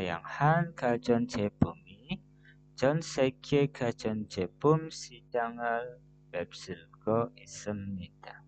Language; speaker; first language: Korean; non-native, fluent; Indonesian